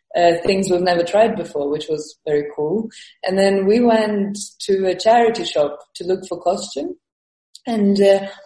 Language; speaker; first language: English; early bilingual, other home language; Estonian